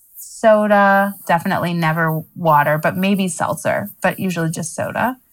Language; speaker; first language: English; native; English